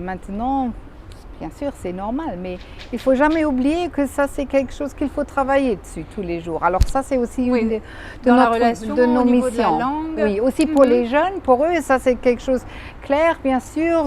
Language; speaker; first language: French; non-native, fluent; German